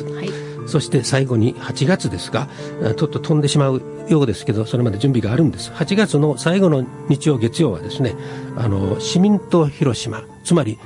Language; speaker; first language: Japanese; native; Japanese